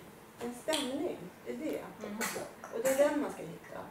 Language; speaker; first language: Swedish; native; Swedish